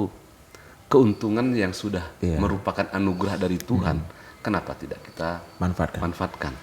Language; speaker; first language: Indonesian; native; Indonesian